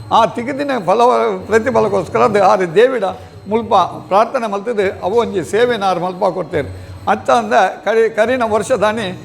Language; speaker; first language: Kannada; native; Kannada